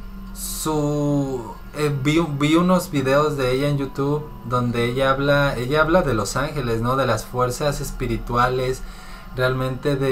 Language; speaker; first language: Spanish; native; Spanish